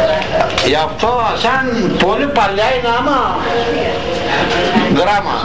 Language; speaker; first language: Greek; non-native, local second language; Turkish